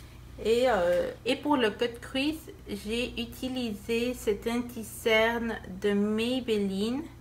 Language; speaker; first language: French; non-native, fluent; Spanish